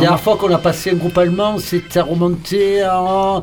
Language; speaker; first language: French; native; French